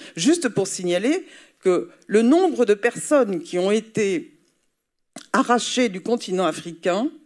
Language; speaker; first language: French; native; French